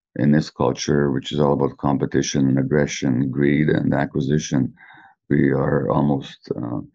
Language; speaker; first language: English; native; English